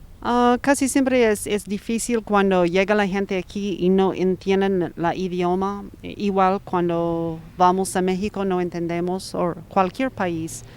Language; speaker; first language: Spanish; non-native, fluent; English